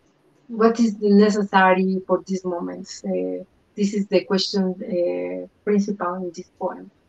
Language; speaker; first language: English; non-native, learner; Spanish